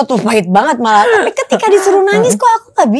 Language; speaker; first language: Indonesian; native; Indonesian